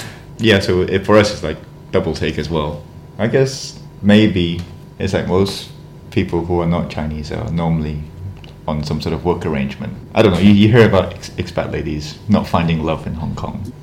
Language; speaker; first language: English; native; English